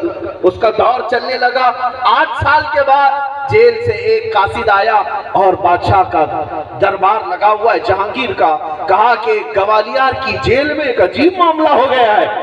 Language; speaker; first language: Urdu; native; Urdu